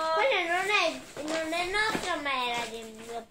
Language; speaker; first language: Italian; early bilingual, other home language; Filipino